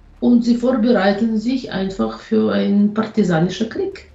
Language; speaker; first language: German; non-native, fluent; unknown